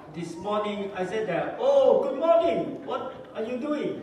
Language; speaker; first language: English; non-native, learner; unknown